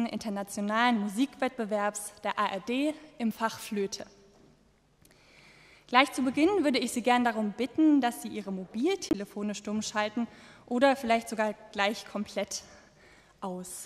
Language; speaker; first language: German; native; German